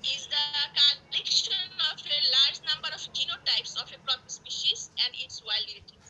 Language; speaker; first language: English; non-native, local second language; Bangla